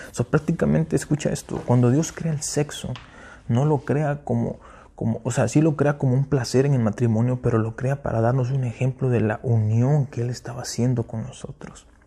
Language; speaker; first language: Spanish; early bilingual, heritage; Spanish